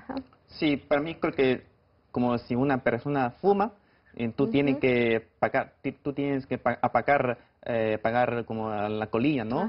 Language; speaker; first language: Spanish; non-native, fluent; Chinese